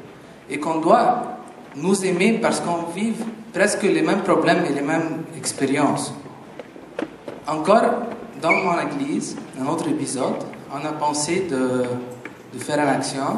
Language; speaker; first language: French; non-native, fluent; Arabic